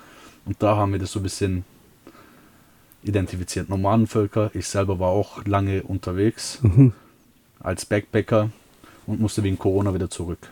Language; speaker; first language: German; early bilingual, other home language; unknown